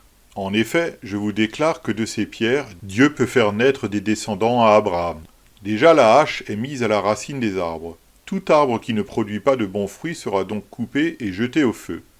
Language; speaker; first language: French; native; French